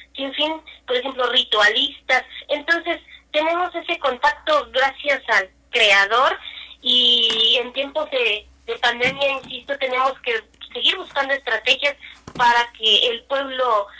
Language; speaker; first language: Spanish; non-native, local second language; Nahuatl languages